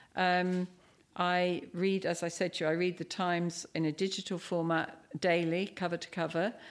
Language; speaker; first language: English; native; English